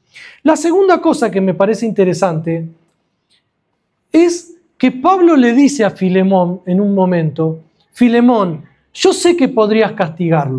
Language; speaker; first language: Spanish; native; Spanish